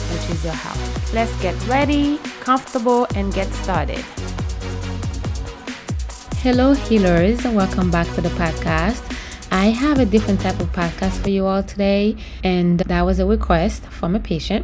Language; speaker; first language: English; non-native, fluent; Haitian Creole